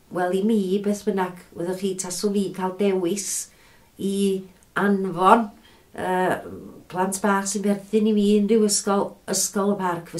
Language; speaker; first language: Welsh; native; Welsh